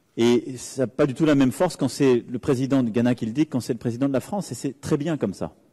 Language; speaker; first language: French; native; French